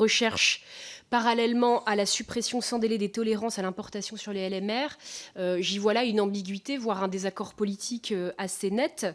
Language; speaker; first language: French; native; French